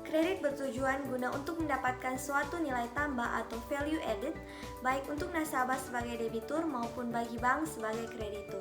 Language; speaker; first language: Indonesian; native; Indonesian